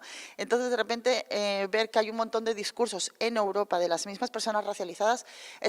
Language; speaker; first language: Spanish; native; Spanish